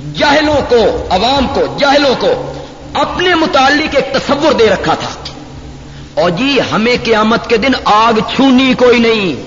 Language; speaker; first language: Urdu; native; Urdu